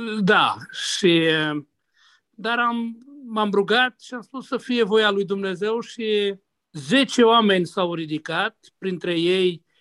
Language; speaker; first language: Romanian; non-native, local second language; Hungarian